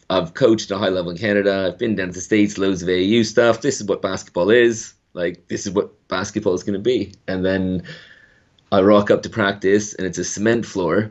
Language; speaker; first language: English; native; English